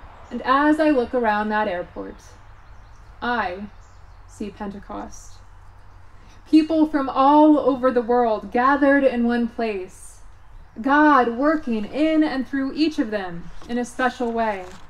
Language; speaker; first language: English; native; English